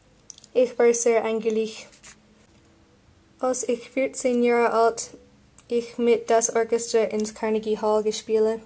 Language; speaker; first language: German; non-native, learner; English